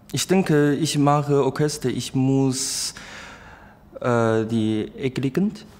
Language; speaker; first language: German; non-native, learner; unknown